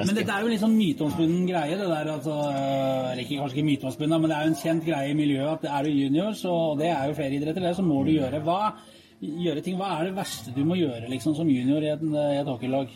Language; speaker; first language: Norwegian; native; Norwegian